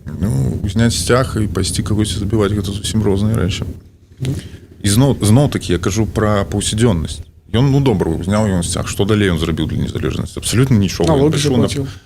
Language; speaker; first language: Belarusian; non-native, local second language; Russian